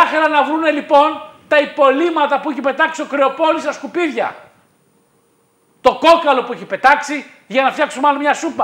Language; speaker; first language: Greek; native; Greek